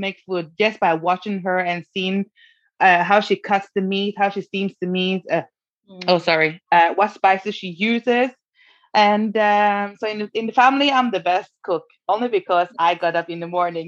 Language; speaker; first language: English; non-native, fluent; Norwegian